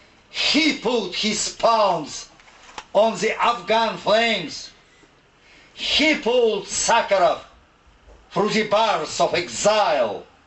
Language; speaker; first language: English; non-native, fluent; Russian